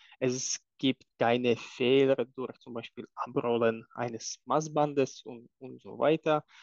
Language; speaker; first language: German; non-native, fluent; Czech